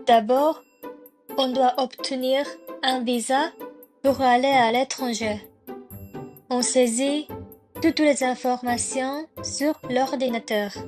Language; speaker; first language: French; non-native, learner; Japanese